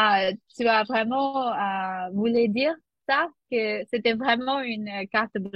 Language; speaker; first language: French; non-native, learner; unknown